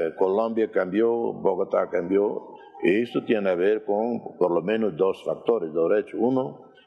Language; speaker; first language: Spanish; non-native, fluent; Portuguese